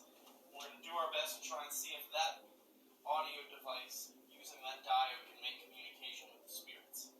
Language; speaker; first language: English; native; English